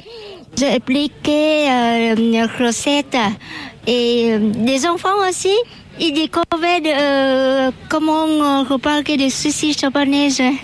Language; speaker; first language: French; non-native, learner; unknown